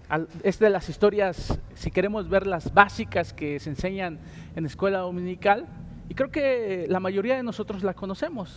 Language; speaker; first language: Spanish; native; Spanish